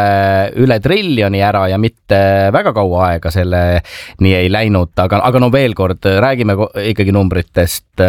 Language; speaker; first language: Estonian; native; Estonian